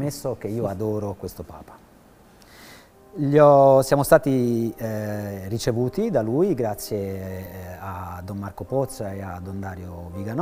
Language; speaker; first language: Italian; native; Italian